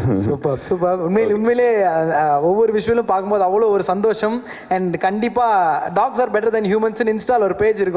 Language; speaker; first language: Tamil; native; Tamil